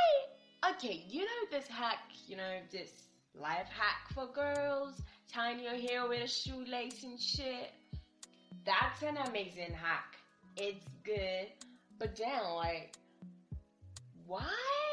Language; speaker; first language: English; non-native, local second language; Yoruba